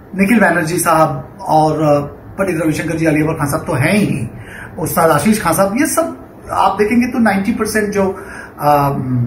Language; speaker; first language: Hindi; non-native, local second language; Bangla